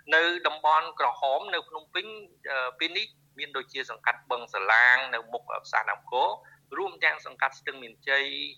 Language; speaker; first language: Khmer; native; Khmer